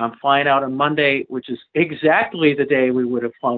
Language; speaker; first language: English; native; English